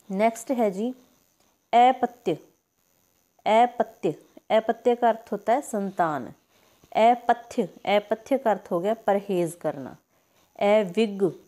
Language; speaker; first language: Hindi; native; Hindi